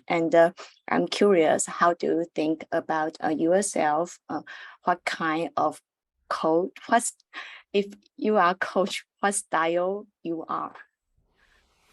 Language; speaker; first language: English; non-native, learner; Chinese